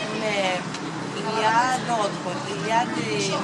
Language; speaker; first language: French; non-native, learner; Greek